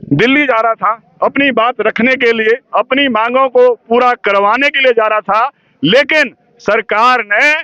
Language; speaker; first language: Hindi; native; Hindi